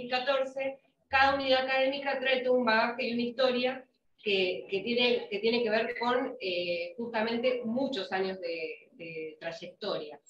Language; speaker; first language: Spanish; native; Spanish